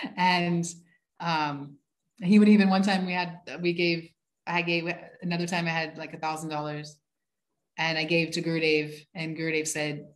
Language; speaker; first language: English; native; English